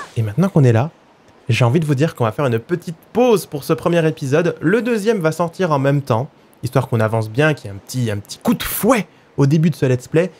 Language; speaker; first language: French; native; French